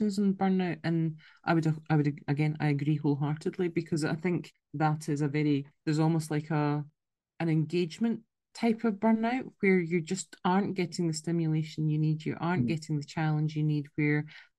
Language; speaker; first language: English; native; English